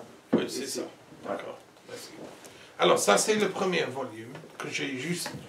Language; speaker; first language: French; non-native, learner; English